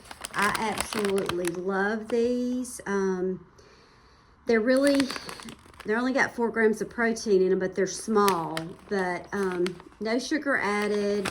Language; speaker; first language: English; native; English